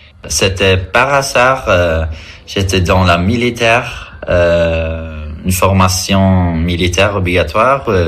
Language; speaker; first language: French; non-native, fluent; Swedish